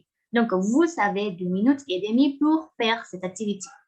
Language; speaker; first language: French; non-native, fluent; Spanish